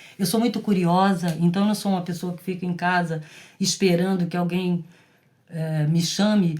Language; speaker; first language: Portuguese; native; Portuguese